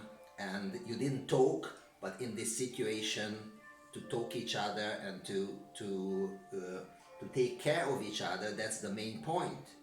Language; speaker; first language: English; non-native, learner; Hungarian